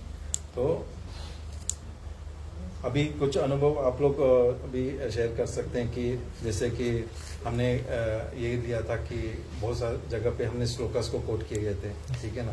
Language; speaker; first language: Hindi; native; Hindi